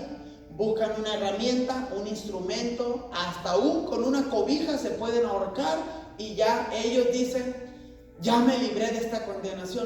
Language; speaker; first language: Spanish; native; Spanish